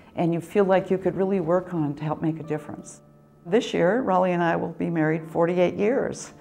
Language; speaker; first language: English; native; English